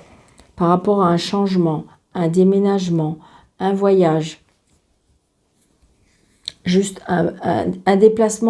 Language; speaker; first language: French; native; French